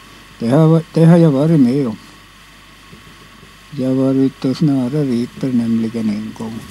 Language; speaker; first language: Swedish; non-native, local second language; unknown